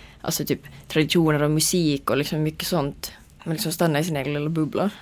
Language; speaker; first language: Swedish; native; Swedish